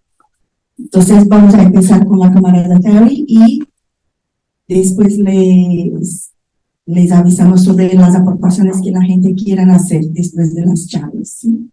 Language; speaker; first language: Spanish; non-native, fluent; Portuguese